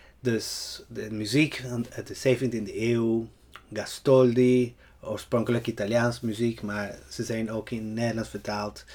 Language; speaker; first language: Dutch; non-native, fluent; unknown